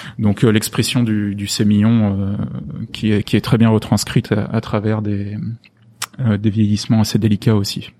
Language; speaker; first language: French; native; French